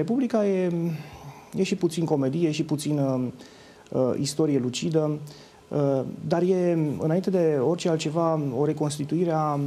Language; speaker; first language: Romanian; native; Romanian